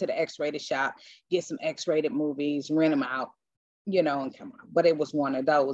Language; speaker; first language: English; native; English